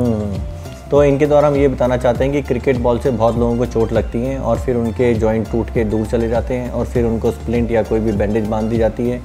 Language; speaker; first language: Hindi; native; Hindi